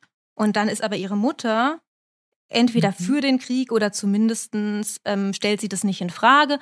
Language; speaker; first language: German; native; German